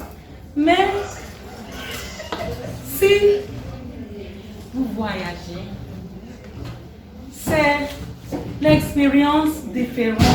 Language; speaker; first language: French; non-native, learner; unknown